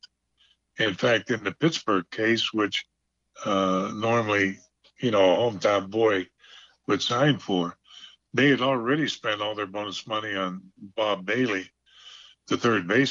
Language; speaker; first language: English; native; English